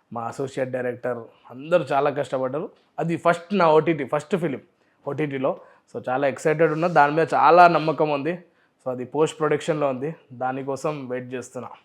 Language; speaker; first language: Telugu; non-native, local second language; Urdu